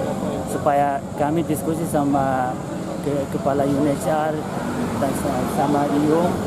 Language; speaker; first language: Indonesian; non-native, fluent; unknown